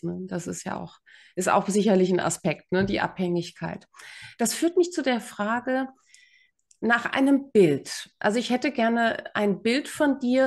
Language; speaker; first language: German; native; German